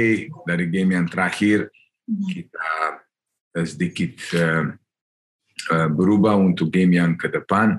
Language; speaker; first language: Indonesian; non-native, learner; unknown